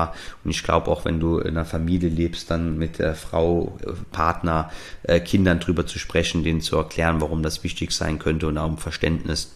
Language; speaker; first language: German; native; German